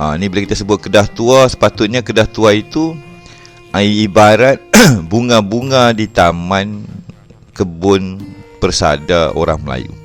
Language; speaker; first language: Malay; native; Malay